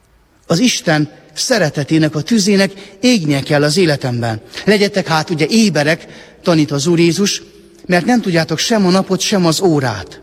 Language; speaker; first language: Hungarian; native; Hungarian